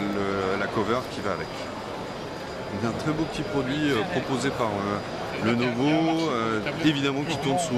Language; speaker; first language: French; native; French